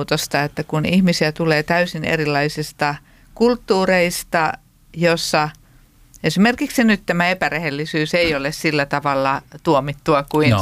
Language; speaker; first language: Finnish; native; Finnish